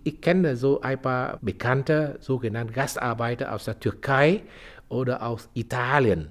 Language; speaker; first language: German; non-native, fluent; Vietnamese